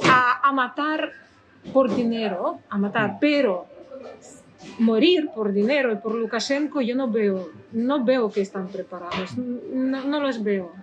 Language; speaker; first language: Spanish; non-native, fluent; Russian